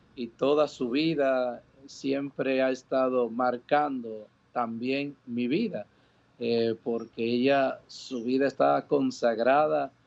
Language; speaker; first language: Spanish; native; Spanish